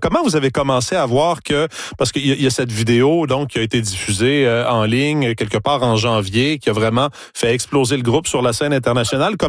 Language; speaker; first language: French; native; French